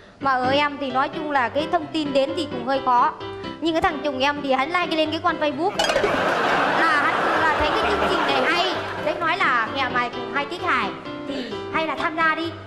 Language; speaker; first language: Vietnamese; non-native, local second language; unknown